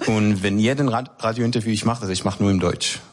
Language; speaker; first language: German; non-native, learner; Hebrew